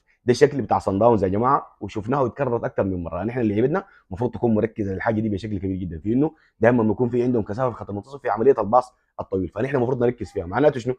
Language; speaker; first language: Arabic; native; Arabic